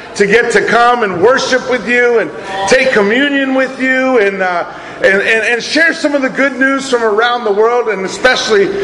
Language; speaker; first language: English; native; English